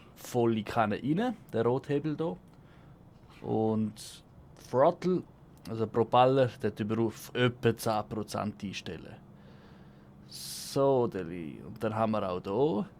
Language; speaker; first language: German; native; German